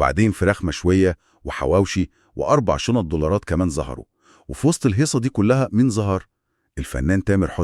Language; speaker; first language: Arabic; native; Arabic